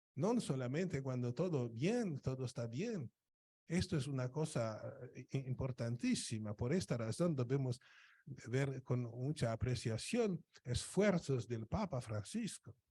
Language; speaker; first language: Spanish; non-native, fluent; Polish